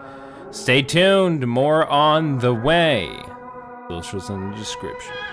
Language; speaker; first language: English; native; English